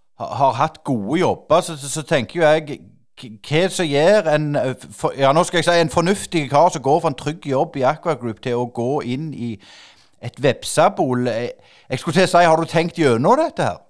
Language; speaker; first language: Norwegian; native; Norwegian